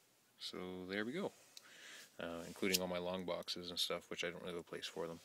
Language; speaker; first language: English; native; English